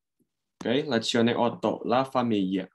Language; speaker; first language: Italian; non-native, fluent; Indonesian